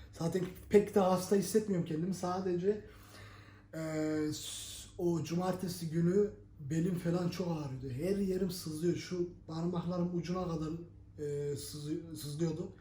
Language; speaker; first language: Turkish; native; Turkish